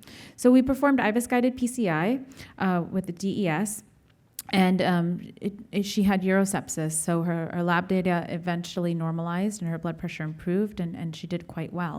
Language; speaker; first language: English; native; English